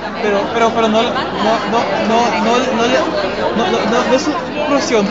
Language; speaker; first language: Spanish; non-native, fluent; Papiamento